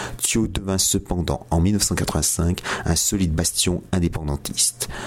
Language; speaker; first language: French; native; French